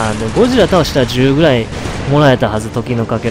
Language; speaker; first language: Japanese; native; Japanese